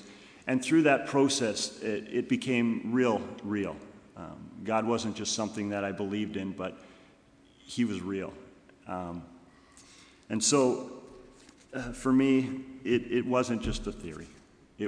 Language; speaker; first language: English; native; English